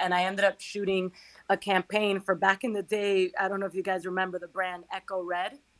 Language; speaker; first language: English; early bilingual, other home language; Spanish